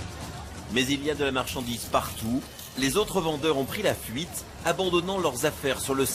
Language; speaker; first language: French; native; French